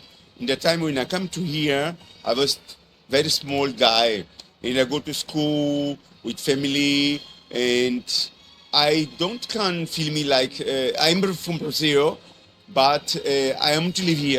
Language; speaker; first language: English; non-native, learner; Portuguese